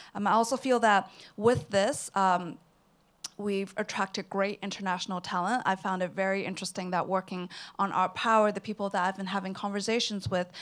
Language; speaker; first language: English; non-native, local second language; Cantonese